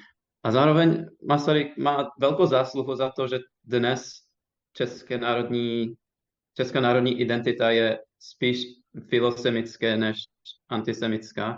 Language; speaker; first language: Czech; non-native, fluent; English